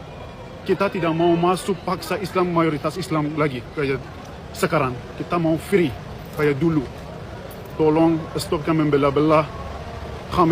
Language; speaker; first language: Indonesian; non-native, learner; Persian